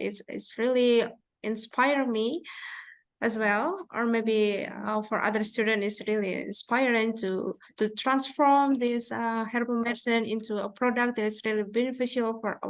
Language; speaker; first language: English; non-native, fluent; Indonesian